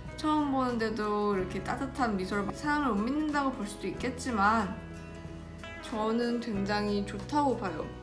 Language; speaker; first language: Korean; native; Korean